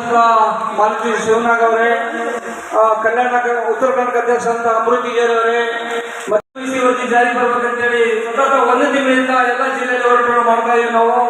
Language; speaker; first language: Kannada; non-native, local second language; Marathi